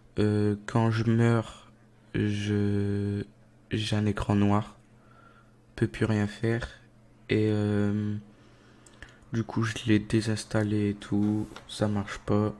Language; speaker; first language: French; native; French